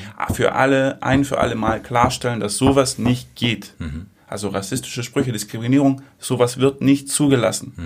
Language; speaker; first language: German; early bilingual, other home language; Greek